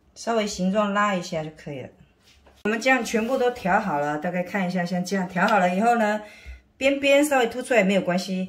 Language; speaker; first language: Chinese; native; Chinese